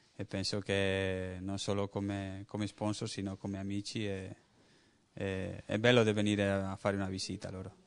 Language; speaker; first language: Italian; non-native, learner; Spanish